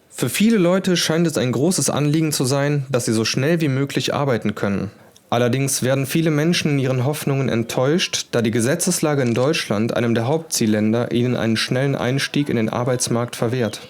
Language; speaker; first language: German; native; German